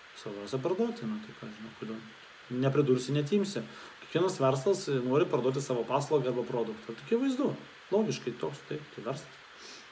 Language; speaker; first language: Lithuanian; non-native, local second language; Russian